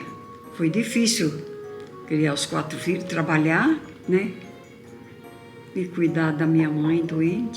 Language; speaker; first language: Portuguese; non-native, local second language; Japanese